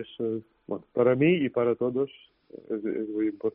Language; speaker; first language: Spanish; non-native, fluent; Ukrainian